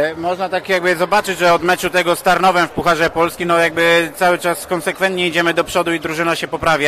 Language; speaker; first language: Polish; native; Polish